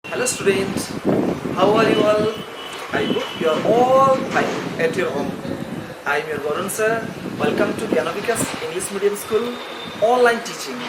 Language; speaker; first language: English; non-native, local second language; Odia